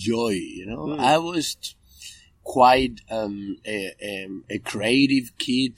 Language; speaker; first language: English; non-native, fluent; Spanish